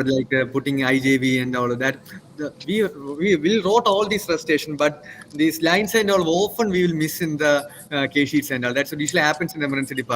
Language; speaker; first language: English; non-native, local second language; Malayalam